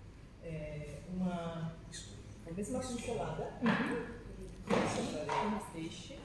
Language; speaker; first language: Italian; non-native, learner; Portuguese